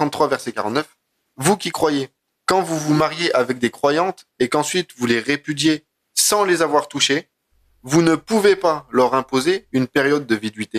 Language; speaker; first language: French; native; French